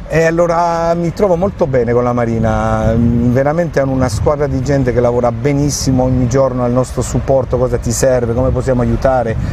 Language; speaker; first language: Italian; non-native, fluent; Spanish